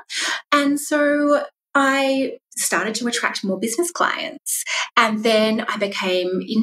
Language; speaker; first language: English; native; English